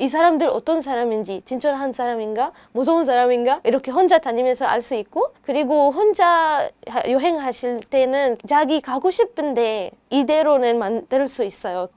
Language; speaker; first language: Korean; non-native, fluent; Arabic